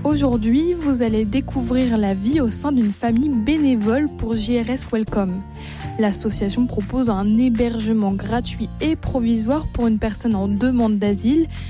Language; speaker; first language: French; native; French